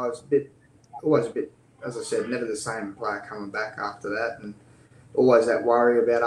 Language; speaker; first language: English; native; English